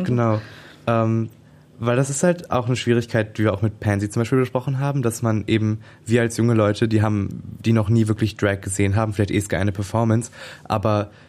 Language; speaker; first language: German; native; German